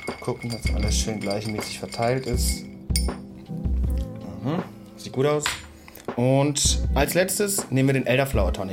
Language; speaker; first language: German; native; German